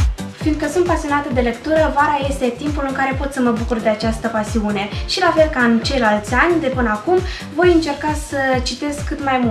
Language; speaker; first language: Romanian; native; Romanian